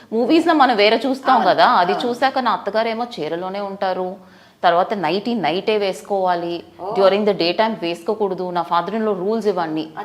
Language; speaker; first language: Telugu; non-native, fluent; Tamil